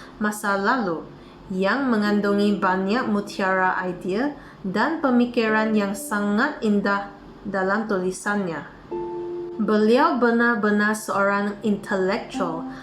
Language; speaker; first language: Malay; non-native, local second language; Chinese